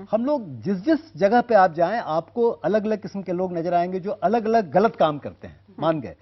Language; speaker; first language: Hindi; native; Hindi